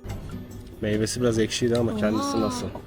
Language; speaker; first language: Turkish; native; Turkish